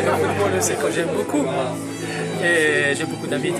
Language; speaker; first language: French; non-native, fluent; Persian